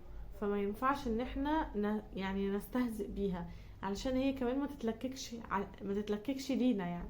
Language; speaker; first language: Arabic; native; Arabic